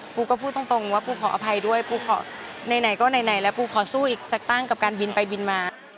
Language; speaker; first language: Thai; native; Thai